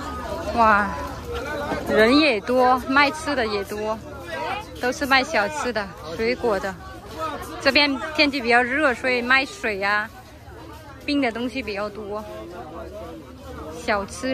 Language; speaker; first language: Chinese; non-native, fluent; Vietnamese